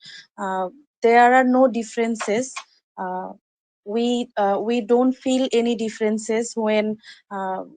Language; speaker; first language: English; non-native, learner; Bangla